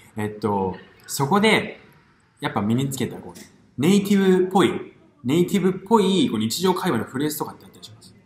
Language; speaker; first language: Japanese; native; Japanese